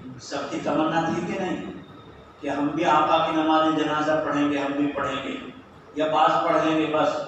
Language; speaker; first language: Urdu; native; Urdu